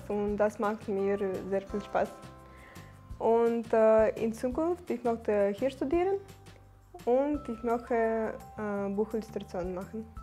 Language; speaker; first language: German; non-native, learner; Russian